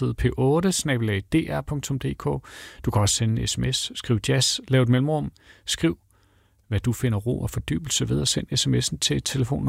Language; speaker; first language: Danish; native; Danish